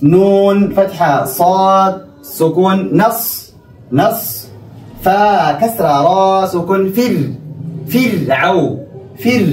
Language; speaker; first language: Arabic; non-native, fluent; Oromo